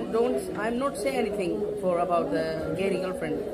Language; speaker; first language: English; non-native, learner; Hindi